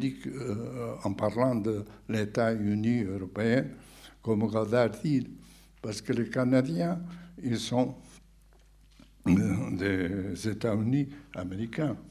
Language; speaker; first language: French; non-native, fluent; Portuguese